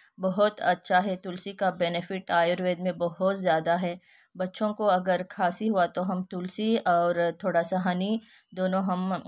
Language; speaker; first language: Hindi; non-native, local second language; Kannada